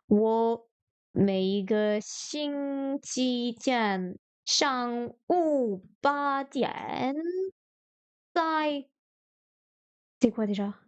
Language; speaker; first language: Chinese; non-native, learner; French